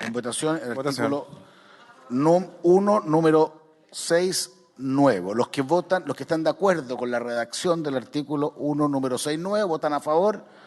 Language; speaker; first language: Spanish; native; Spanish